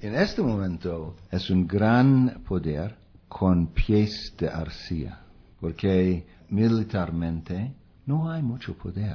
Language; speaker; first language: Spanish; non-native, fluent; English